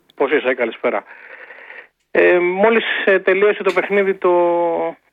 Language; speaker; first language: Greek; native; Greek